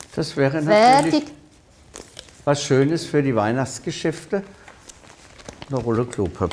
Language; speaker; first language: German; native; German